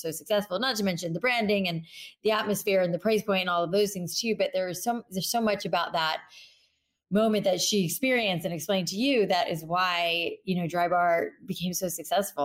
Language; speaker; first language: English; native; English